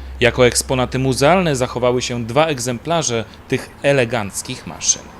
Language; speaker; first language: Polish; native; Polish